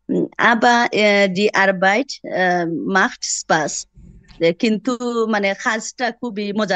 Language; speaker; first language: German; non-native, learner; Bangla